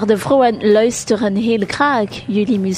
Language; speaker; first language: Dutch; non-native, local second language; French